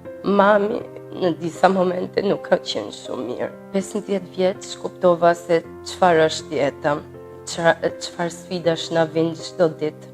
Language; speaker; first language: Albanian; early bilingual, heritage; Albanian